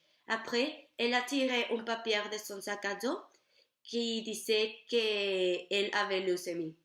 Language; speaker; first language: French; non-native, learner; Spanish